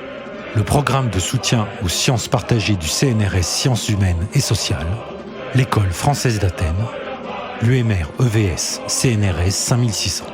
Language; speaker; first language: French; native; French